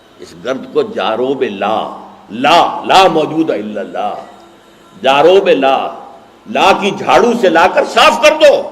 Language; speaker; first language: Urdu; native; Urdu